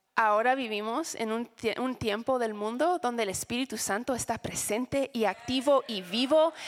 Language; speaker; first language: Spanish; non-native, fluent; English